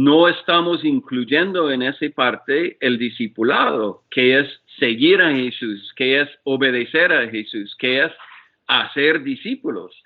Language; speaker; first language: Spanish; non-native, fluent; English